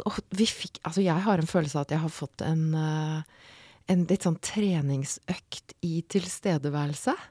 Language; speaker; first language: Norwegian; native; Norwegian